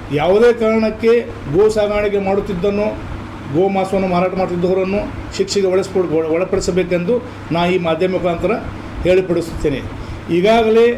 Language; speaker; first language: Kannada; non-native, local second language; Urdu